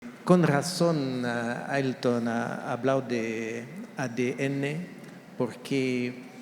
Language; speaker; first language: Spanish; non-native, fluent; French